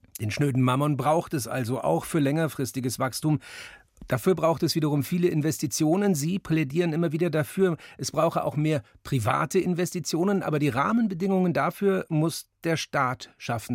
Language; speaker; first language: German; native; German